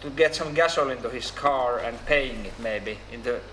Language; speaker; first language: English; non-native, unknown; Finnish